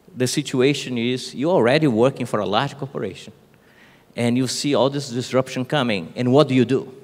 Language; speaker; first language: English; non-native, fluent; Portuguese